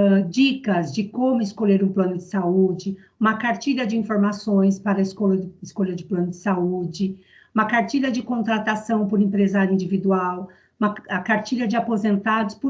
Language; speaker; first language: Portuguese; native; Portuguese